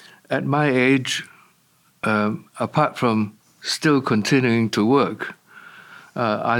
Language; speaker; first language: English; non-native, local second language; Cantonese